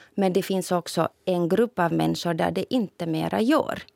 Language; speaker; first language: Swedish; non-native, fluent; Russian